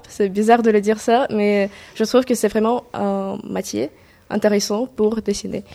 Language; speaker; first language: French; non-native, fluent; Kazakh